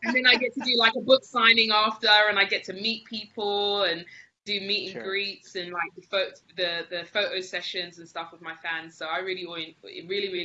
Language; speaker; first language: English; native; English